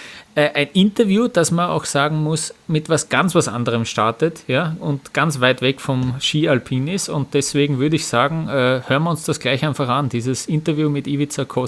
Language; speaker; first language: German; native; German